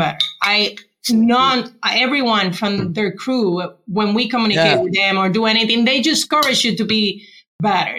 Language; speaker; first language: English; non-native, fluent; Spanish